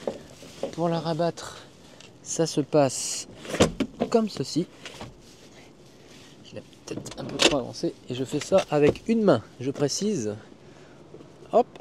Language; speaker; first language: French; native; French